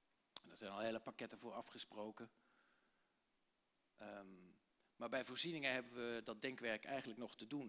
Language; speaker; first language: Dutch; native; Dutch